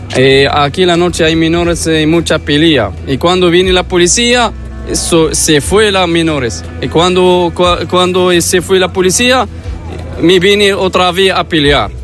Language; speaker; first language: Spanish; non-native, learner; Arabic